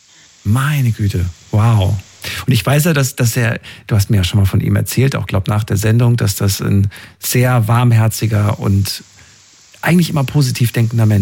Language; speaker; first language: German; native; German